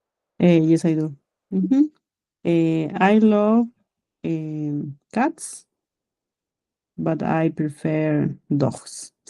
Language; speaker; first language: English; non-native, learner; Spanish